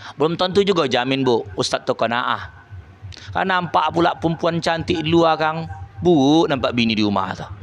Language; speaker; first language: Malay; native; Malay